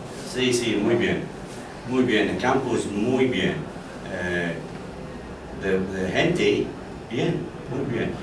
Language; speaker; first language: Spanish; non-native, learner; English